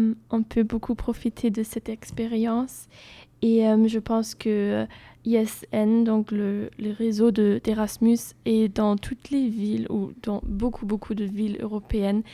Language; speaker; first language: French; non-native, fluent; German